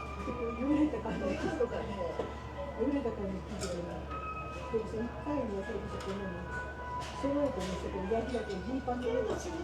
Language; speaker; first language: Japanese; native; Japanese